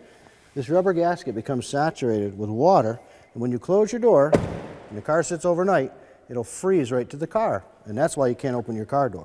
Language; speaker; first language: English; native; English